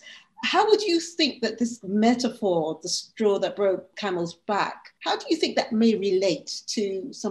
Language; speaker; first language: English; native; English